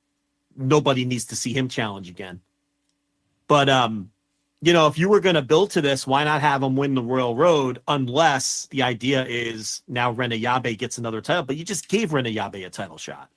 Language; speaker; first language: English; native; English